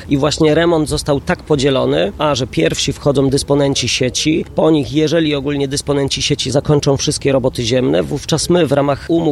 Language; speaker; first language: Polish; native; Polish